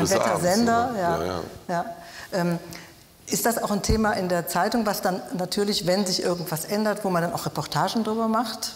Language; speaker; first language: German; native; German